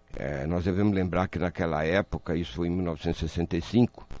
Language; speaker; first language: Portuguese; native; Portuguese